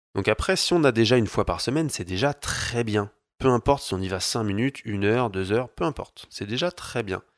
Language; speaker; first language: French; native; French